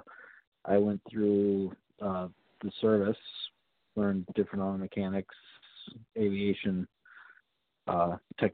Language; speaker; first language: English; native; English